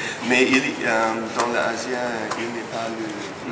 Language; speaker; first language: French; non-native, learner; English